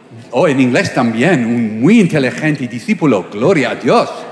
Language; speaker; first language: Spanish; non-native, learner; English